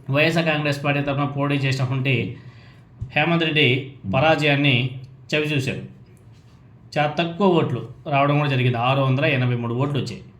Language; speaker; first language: Telugu; native; Telugu